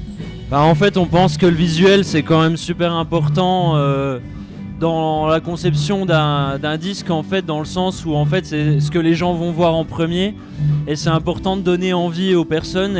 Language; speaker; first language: French; native; French